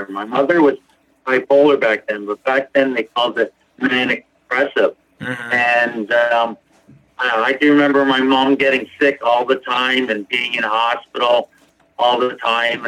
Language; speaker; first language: English; native; English